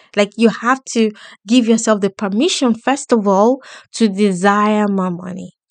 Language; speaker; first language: English; non-native, local second language; Yoruba